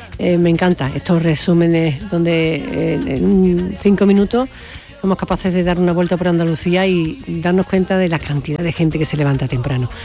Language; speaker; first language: Spanish; native; Spanish